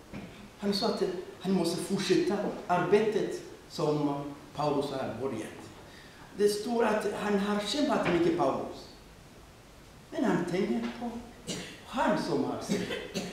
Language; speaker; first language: Swedish; non-native, fluent; Rundi